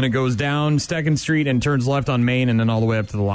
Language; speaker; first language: English; native; English